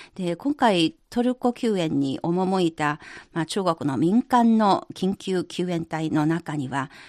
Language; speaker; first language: Japanese; non-native, fluent; Chinese